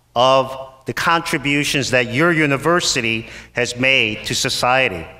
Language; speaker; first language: English; native; English